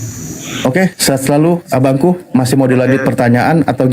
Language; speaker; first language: Indonesian; native; Indonesian